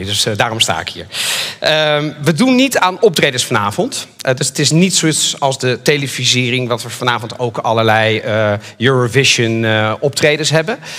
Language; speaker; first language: Dutch; native; Dutch